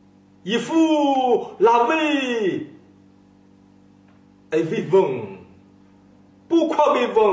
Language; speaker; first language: French; non-native, learner; Chinese